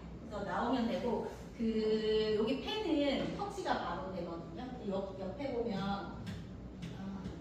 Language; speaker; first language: Korean; native; Korean